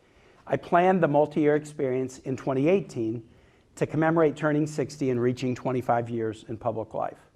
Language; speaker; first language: English; native; English